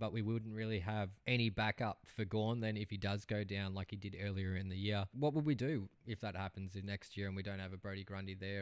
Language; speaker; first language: English; native; English